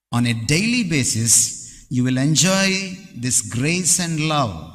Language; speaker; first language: English; non-native, local second language; Telugu